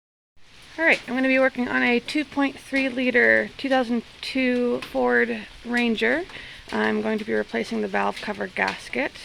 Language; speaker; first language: English; native; English